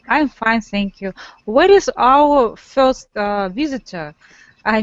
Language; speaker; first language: English; non-native, learner; Russian